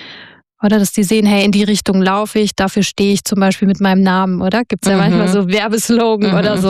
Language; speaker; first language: German; native; German